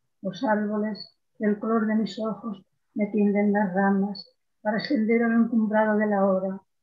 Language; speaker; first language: Spanish; native; Spanish